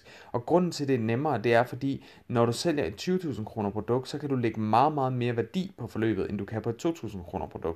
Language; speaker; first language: Danish; native; Danish